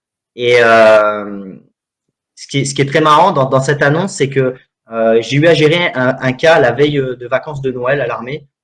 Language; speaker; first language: French; native; French